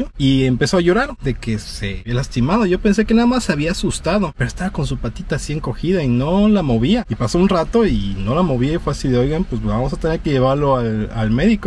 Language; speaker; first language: Spanish; native; Spanish